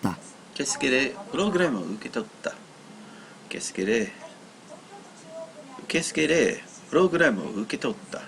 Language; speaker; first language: Japanese; non-native, learner; English